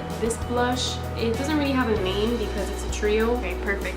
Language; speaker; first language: English; native; English